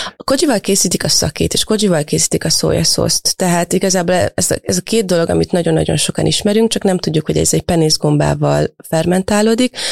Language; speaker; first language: Hungarian; native; Hungarian